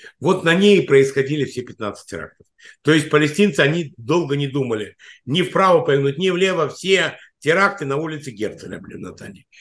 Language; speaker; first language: Russian; native; Russian